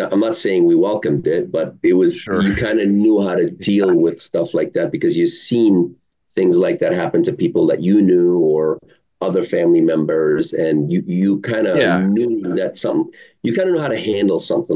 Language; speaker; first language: English; early bilingual, other home language; Arabic